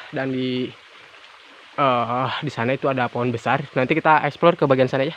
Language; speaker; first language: Indonesian; native; Indonesian